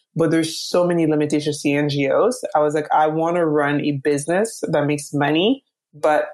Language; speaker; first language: English; early bilingual, other home language; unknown